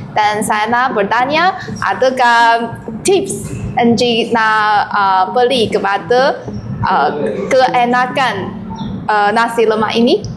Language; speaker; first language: Malay; non-native, learner; Chinese